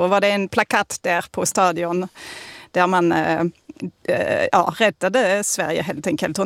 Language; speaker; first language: Swedish; non-native, fluent; French